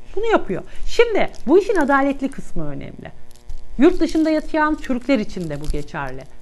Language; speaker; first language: Turkish; native; Turkish